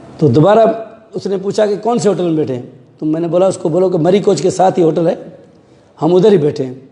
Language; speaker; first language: Urdu; non-native, local second language; Sindhi